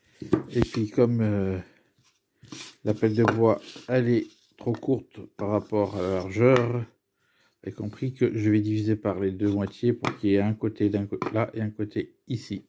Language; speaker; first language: French; native; French